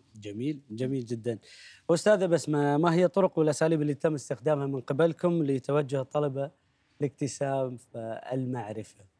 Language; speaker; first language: Arabic; native; Arabic